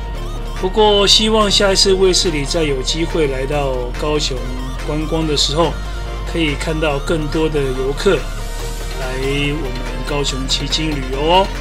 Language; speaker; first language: Chinese; native; Chinese